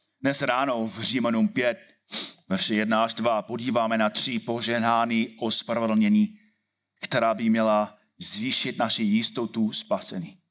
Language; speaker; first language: Czech; non-native, fluent; English